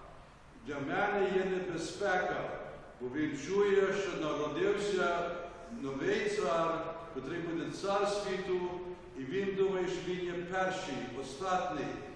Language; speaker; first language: Ukrainian; early bilingual, heritage; Ukrainian